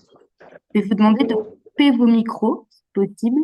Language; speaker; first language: French; native; French